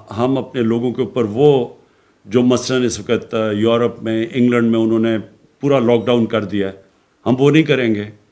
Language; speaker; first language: Urdu; native; Urdu